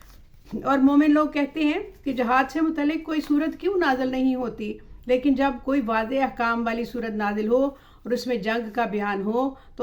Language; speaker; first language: Urdu; native; Urdu